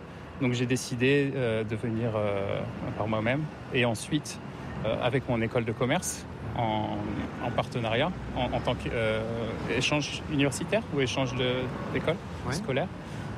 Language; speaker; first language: French; native; French